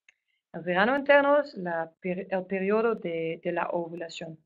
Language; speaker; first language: Spanish; non-native, fluent; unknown